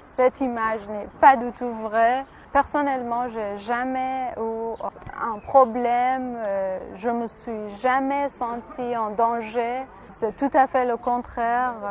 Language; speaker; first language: French; non-native, fluent; Persian